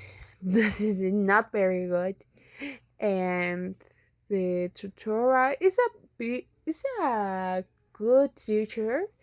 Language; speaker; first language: English; non-native, learner; Spanish